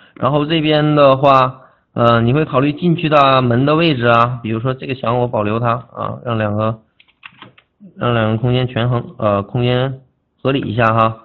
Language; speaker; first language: Chinese; native; Chinese